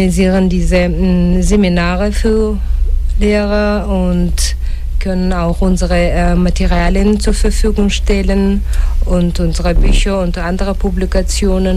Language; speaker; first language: German; non-native, fluent; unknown